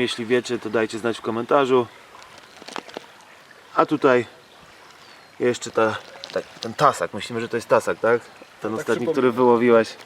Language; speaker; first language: Polish; native; Polish